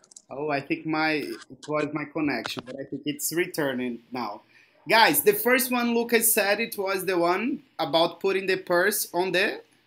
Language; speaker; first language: English; non-native, fluent; Portuguese